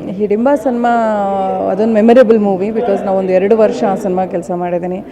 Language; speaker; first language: Kannada; native; Kannada